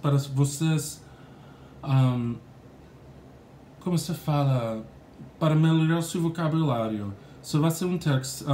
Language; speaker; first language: Portuguese; non-native, learner; English